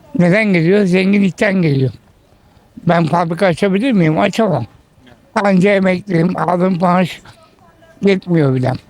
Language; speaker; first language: Turkish; early bilingual, other home language; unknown